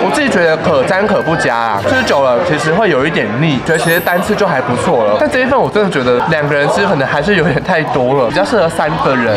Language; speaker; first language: Chinese; native; Chinese